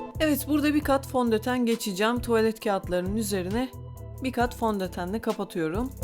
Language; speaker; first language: Turkish; native; Turkish